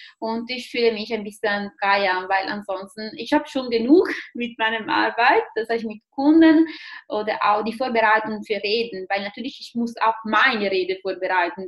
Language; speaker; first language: German; non-native, fluent; Italian